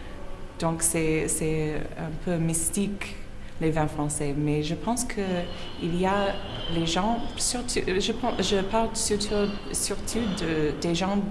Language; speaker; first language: French; non-native, learner; English